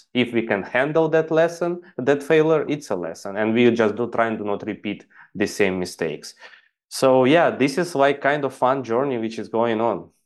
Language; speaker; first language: English; non-native, fluent; Ukrainian